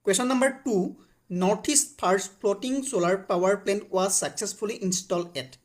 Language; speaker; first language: English; non-native, local second language; Assamese